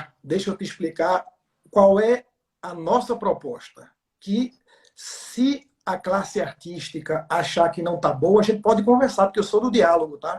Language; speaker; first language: Portuguese; native; Portuguese